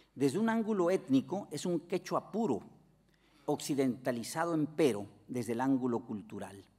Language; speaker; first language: Spanish; native; Spanish